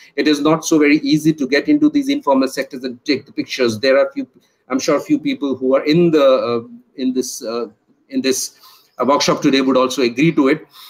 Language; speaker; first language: English; non-native, local second language; Hindi